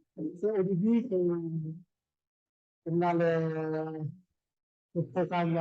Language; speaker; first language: French; non-native, fluent; Vietnamese